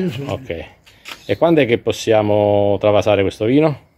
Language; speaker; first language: Italian; native; Italian